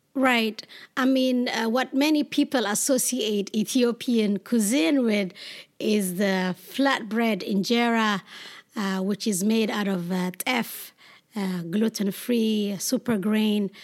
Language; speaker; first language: English; non-native, fluent; Amharic